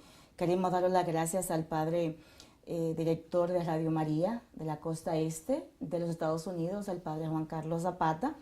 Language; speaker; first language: Spanish; native; Spanish